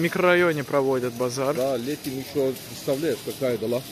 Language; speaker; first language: Russian; early bilingual, heritage; Russian